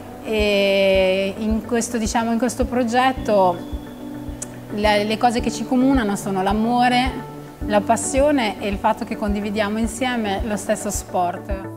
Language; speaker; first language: Italian; non-native, fluent; Albanian